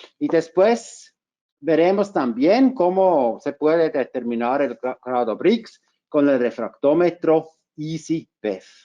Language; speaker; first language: Spanish; non-native, fluent; German